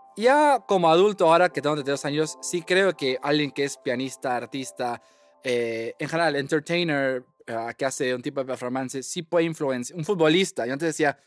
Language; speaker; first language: Spanish; native; Spanish